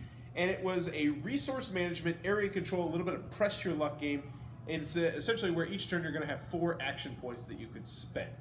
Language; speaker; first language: English; native; English